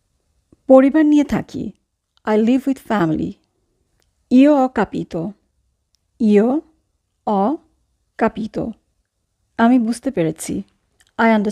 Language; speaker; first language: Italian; non-native, fluent; Bangla